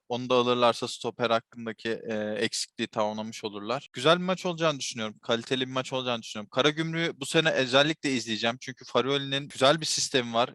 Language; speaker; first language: Turkish; native; Turkish